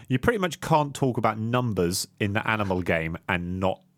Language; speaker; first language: English; native; English